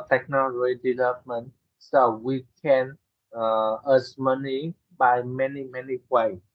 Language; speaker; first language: English; non-native, learner; Vietnamese